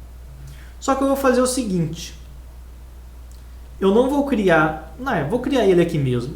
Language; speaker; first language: Portuguese; native; Portuguese